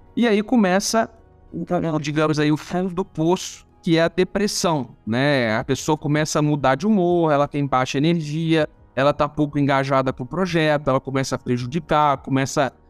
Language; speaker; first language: Portuguese; non-native, fluent; German